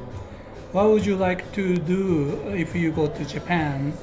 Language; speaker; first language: English; non-native, learner; Japanese